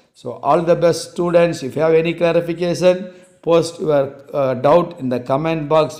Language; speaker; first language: English; non-native, local second language; Tamil